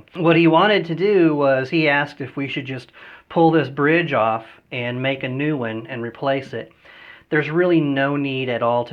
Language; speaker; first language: English; native; English